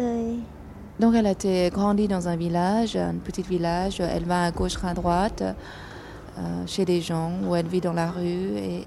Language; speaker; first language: French; non-native, fluent; Thai